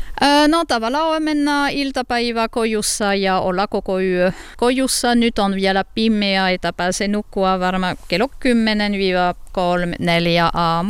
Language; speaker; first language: Finnish; non-native, learner; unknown